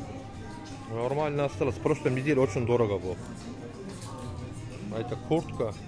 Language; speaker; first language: Russian; non-native, learner; Turkish